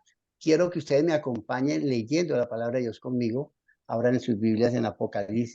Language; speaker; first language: Spanish; native; Spanish